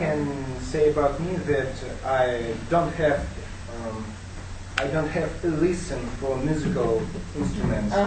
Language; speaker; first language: English; non-native, learner; Russian